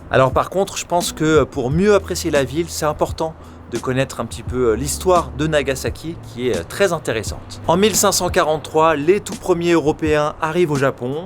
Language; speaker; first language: French; native; French